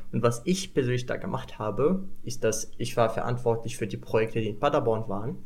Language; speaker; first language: German; non-native, fluent; Arabic